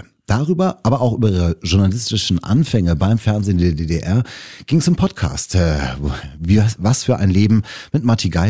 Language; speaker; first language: German; native; German